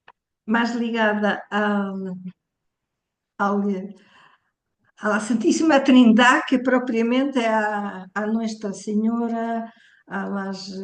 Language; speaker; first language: Spanish; early bilingual, heritage; Portuguese